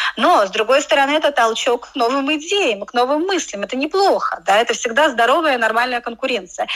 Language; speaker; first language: Russian; native; Russian